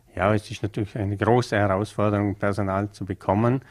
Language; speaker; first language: German; native; German